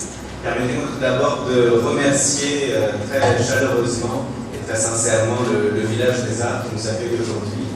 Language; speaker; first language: French; native; French